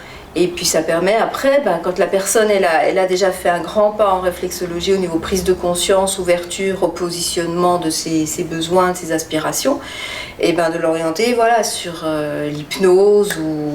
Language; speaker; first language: French; native; French